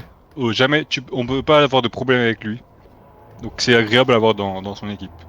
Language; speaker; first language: French; native; French